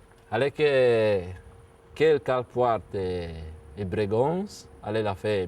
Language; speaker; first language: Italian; non-native, learner; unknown